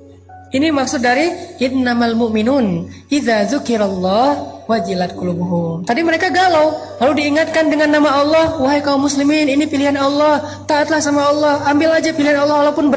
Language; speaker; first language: Indonesian; native; Indonesian